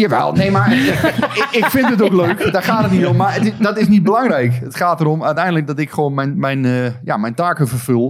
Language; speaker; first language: Dutch; native; Dutch